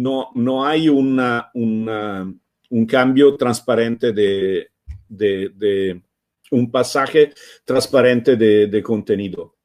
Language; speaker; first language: Spanish; non-native, fluent; Italian